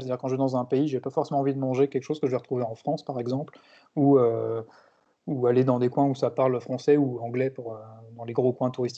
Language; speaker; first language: French; native; French